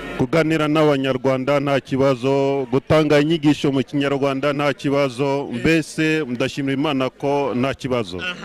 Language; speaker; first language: Kinyarwanda; non-native, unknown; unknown